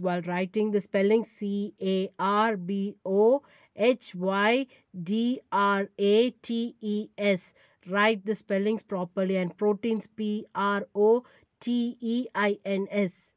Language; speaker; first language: English; non-native, local second language; Tamil